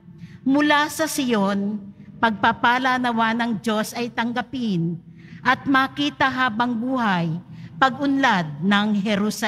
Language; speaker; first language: Filipino; native; Filipino